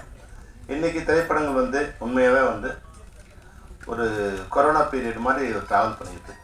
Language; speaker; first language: Tamil; native; Tamil